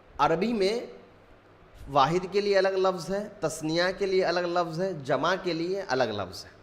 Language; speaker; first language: Urdu; native; Urdu